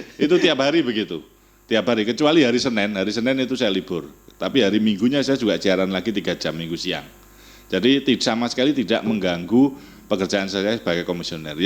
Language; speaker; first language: Indonesian; non-native, local second language; Javanese